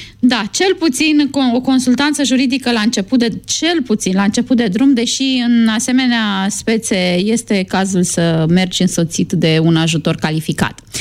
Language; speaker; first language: Romanian; native; Romanian